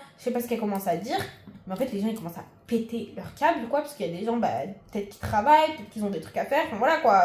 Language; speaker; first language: French; native; French